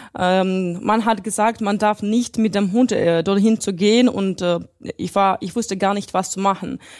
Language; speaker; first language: German; non-native, fluent; Russian